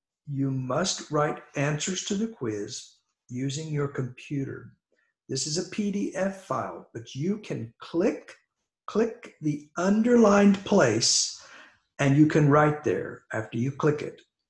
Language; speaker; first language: English; native; English